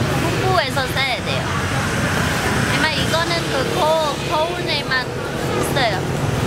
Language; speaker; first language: Korean; non-native, learner; Vietnamese